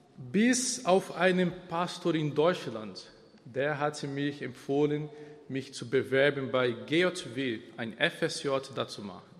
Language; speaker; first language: German; non-native, fluent; Portuguese